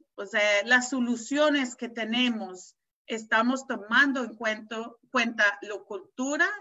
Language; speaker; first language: Spanish; non-native, fluent; English